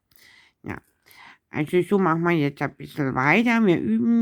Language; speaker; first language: German; native; German